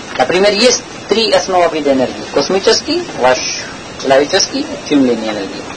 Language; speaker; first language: Russian; non-native, learner; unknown